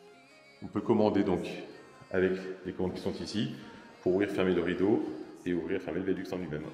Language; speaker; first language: French; native; French